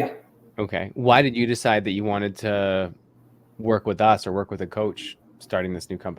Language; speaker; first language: English; native; English